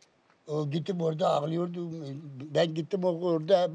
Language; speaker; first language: Turkish; non-native, local second language; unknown